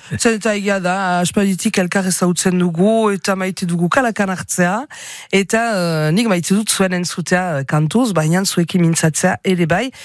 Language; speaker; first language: Basque; native; Basque